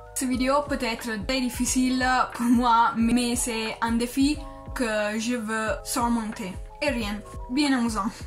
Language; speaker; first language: French; non-native, learner; Italian